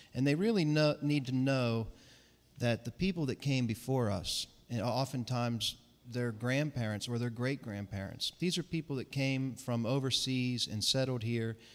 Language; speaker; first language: English; native; English